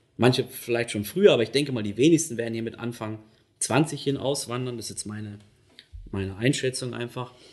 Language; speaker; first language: German; native; German